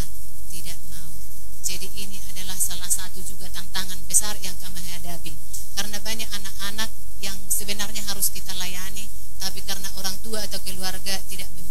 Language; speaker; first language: Indonesian; native; Indonesian